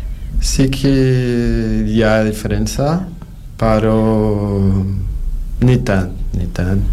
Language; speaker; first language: Catalan; non-native, learner; Portuguese